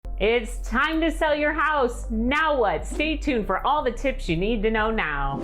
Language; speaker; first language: English; native; English